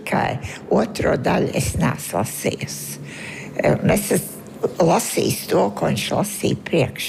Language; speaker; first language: Latvian; non-native, fluent; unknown